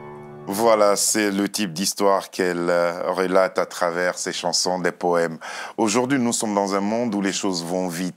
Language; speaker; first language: French; native; French